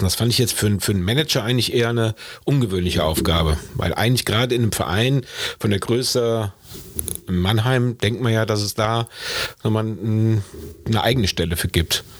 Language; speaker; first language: German; native; German